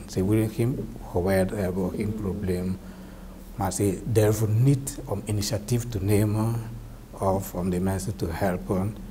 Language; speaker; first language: Dutch; non-native, learner; Igbo